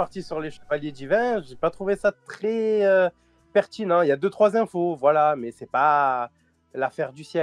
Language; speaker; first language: French; native; French